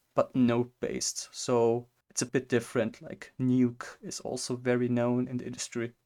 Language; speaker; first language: English; non-native, fluent; German